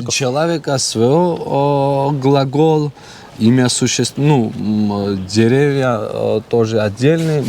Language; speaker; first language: Russian; non-native, learner; Georgian